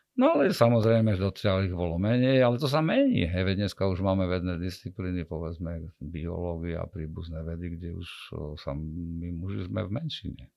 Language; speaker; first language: Slovak; native; Slovak